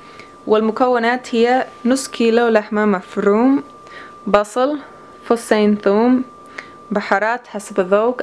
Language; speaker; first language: Arabic; non-native, fluent; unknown